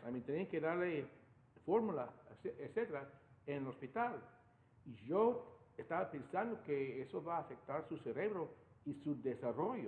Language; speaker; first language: Spanish; non-native, fluent; English